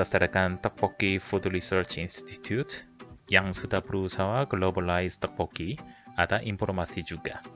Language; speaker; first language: Indonesian; non-native, fluent; Korean